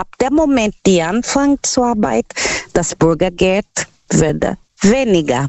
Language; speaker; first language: German; non-native, fluent; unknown